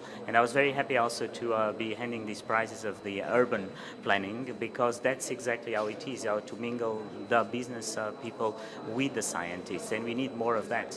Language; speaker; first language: English; non-native, fluent; Portuguese